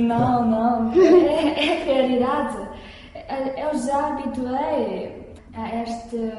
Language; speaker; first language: Portuguese; non-native, fluent; Chinese